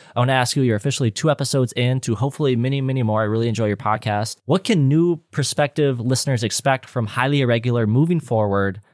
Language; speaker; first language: English; native; English